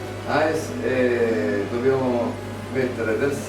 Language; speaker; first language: Italian; native; Italian